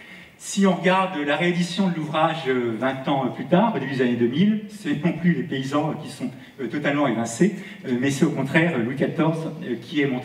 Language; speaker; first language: French; native; French